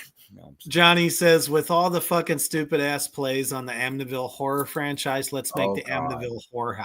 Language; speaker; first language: English; native; English